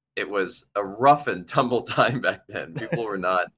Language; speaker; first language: English; native; English